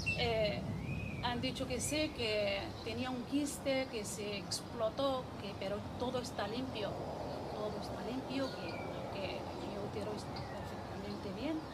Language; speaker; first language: Spanish; non-native, fluent; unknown